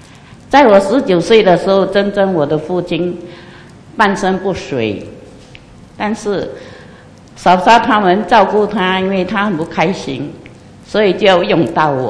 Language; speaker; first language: Chinese; non-native, local second language; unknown